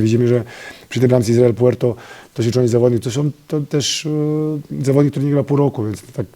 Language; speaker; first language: Polish; non-native, fluent; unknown